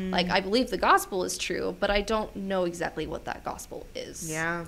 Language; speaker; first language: English; native; English